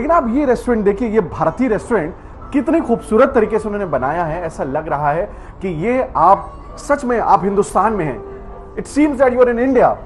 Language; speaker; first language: Hindi; native; Hindi